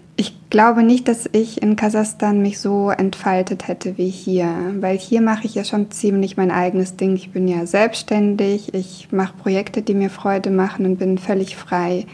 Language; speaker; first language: German; early bilingual, other home language; Russian